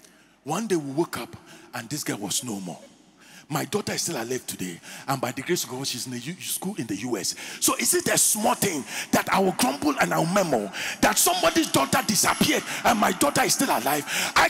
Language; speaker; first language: English; non-native, local second language; Akan